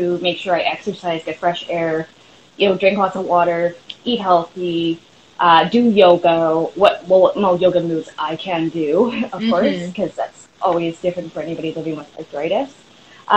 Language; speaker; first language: English; native; English